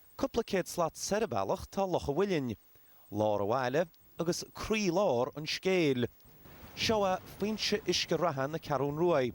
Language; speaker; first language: Irish; native; Irish